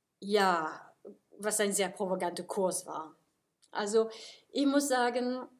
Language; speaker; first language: German; non-native, fluent; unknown